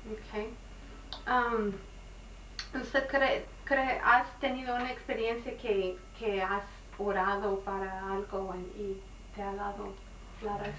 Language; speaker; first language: Spanish; non-native, learner; English